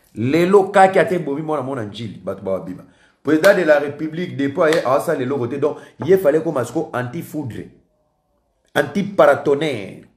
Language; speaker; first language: French; non-native, local second language; Lingala